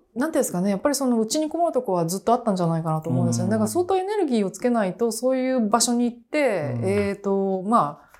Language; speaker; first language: Japanese; native; Japanese